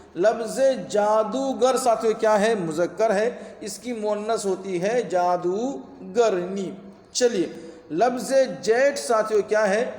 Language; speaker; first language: Urdu; native; Urdu